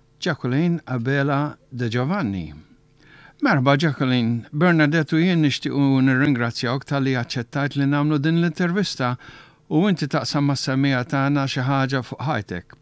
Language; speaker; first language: Maltese; early bilingual, heritage; Maltese